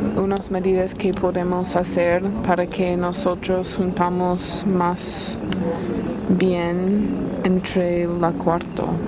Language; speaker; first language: Spanish; non-native, learner; English